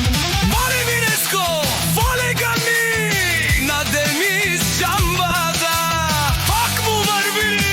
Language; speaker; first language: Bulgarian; non-native, local second language; Romany